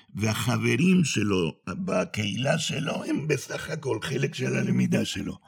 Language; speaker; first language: Hebrew; non-native, fluent; Spanish